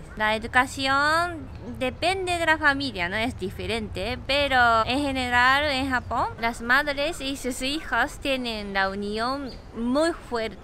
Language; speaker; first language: Spanish; non-native, learner; Japanese